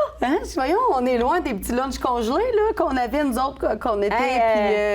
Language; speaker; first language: French; native; French